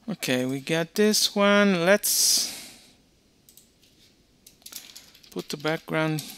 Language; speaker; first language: English; non-native, fluent; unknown